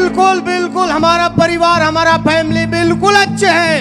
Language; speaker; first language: Hindi; non-native, local second language; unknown